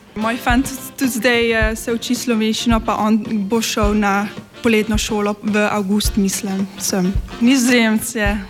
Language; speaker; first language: Slovenian; early bilingual, heritage; Dutch